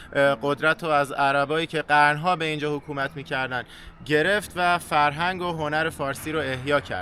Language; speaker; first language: Persian; native; Persian